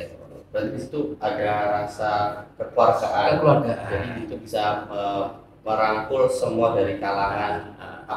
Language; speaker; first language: Indonesian; native; Indonesian